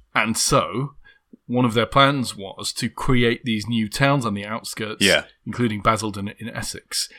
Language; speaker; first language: English; native; English